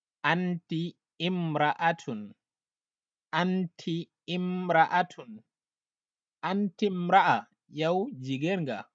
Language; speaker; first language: Arabic; non-native, fluent; Wolof